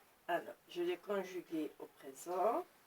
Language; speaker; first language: French; non-native, local second language; Arabic